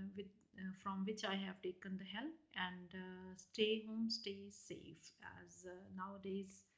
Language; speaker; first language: English; non-native, local second language; Punjabi